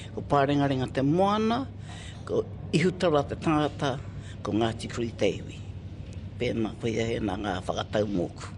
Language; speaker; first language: Māori; native; Māori